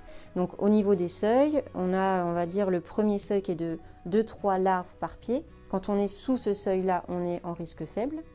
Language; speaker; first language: French; native; French